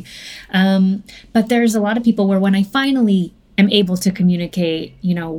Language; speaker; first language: English; native; English